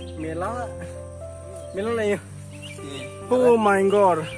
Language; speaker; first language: Hindi; non-native, local second language; Kok Borok